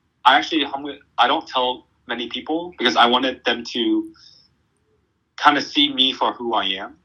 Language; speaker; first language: English; early bilingual, other home language; Vietnamese